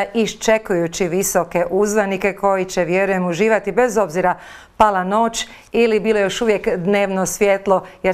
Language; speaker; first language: Serbian; native; Serbian